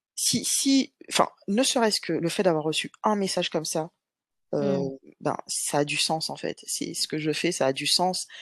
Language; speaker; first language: French; native; French